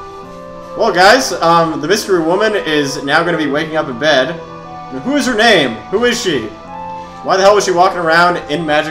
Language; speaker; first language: English; native; English